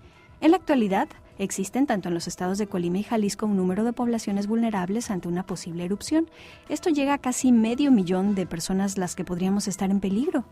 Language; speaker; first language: Spanish; native; Spanish